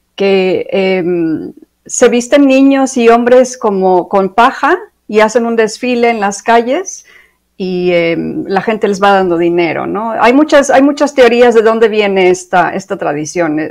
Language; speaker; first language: Spanish; native; Spanish